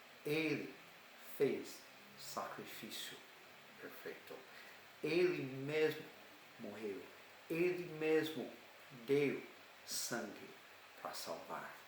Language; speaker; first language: Portuguese; non-native, learner; English